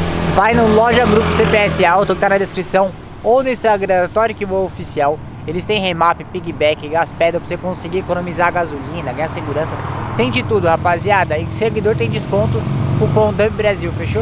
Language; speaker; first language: Portuguese; native; Portuguese